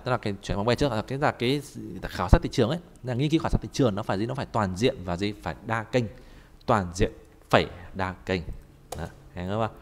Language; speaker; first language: Chinese; non-native, fluent; Vietnamese